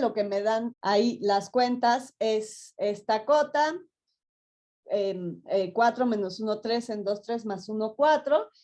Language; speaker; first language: Spanish; native; Spanish